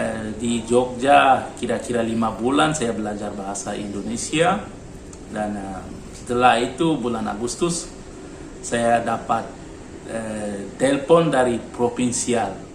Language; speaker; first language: Indonesian; non-native, learner; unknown